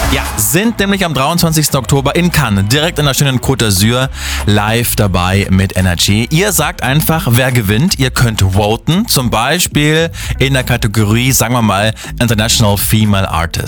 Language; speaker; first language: German; native; German